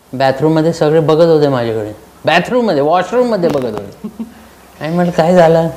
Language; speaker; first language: Marathi; early bilingual, heritage; Marathi